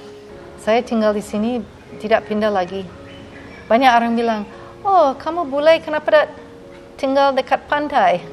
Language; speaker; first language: Indonesian; non-native, fluent; English